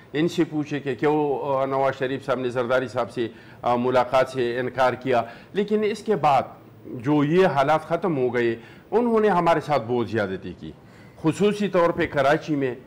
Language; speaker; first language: Urdu; non-native, local second language; Pashto